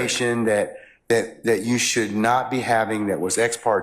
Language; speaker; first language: English; native; English